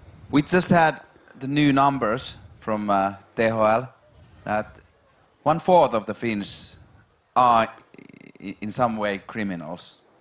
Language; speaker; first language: English; non-native, fluent; Finnish